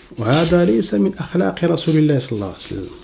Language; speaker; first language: German; non-native, learner; Arabic